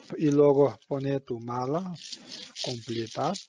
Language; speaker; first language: Spanish; non-native, learner; Tibetan